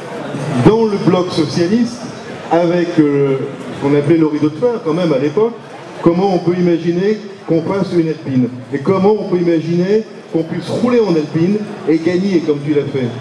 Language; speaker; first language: French; native; French